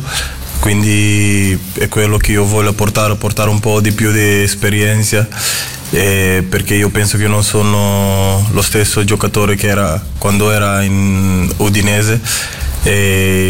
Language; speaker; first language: Italian; non-native, fluent; Portuguese